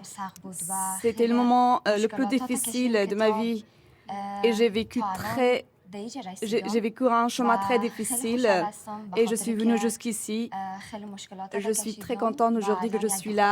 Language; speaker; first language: French; non-native, learner; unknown